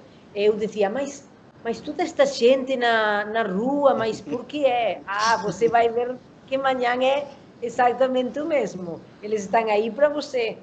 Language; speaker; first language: Portuguese; non-native, learner; Spanish